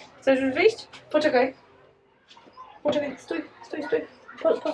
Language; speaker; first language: Polish; native; Polish